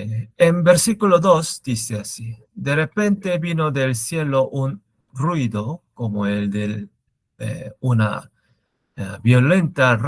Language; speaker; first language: Spanish; non-native, learner; Korean